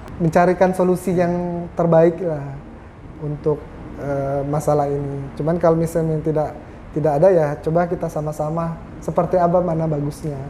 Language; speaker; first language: Indonesian; native; Indonesian